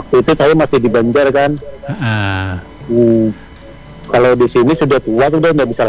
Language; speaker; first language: Indonesian; native; Indonesian